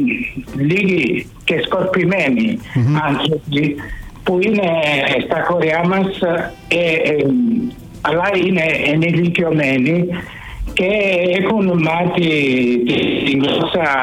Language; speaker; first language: Greek; early bilingual, heritage; Greek